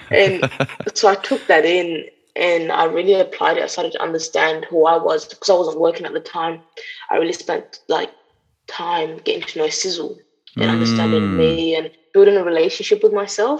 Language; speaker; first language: English; native; English